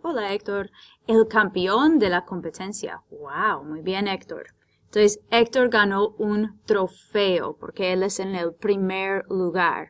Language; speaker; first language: Spanish; non-native, fluent; English